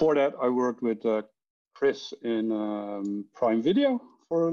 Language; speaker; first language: English; non-native, fluent; Dutch